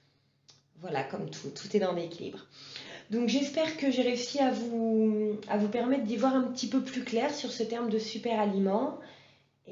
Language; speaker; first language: French; native; French